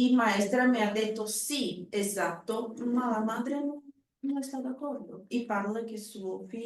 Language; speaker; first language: Italian; non-native, learner; Portuguese